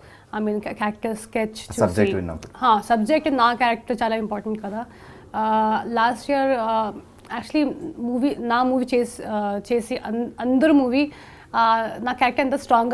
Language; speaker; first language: Telugu; non-native, local second language; Hindi